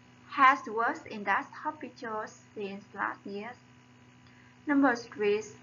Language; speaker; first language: English; non-native, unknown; Vietnamese